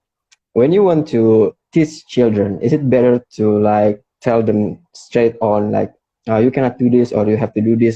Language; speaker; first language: English; non-native, fluent; Indonesian